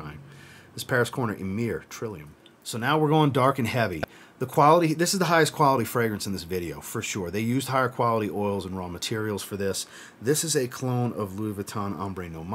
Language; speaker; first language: English; native; English